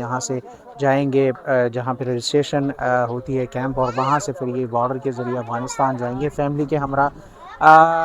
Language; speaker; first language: Urdu; native; Urdu